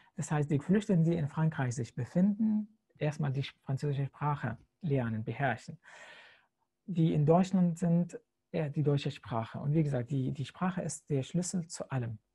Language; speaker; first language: German; non-native, fluent; Arabic